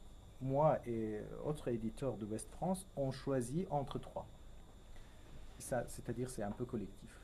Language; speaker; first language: French; non-native, fluent; Persian